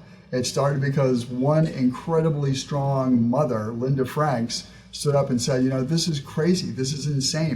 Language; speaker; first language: English; native; English